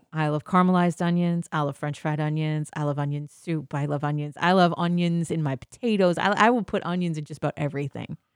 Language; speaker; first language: English; native; English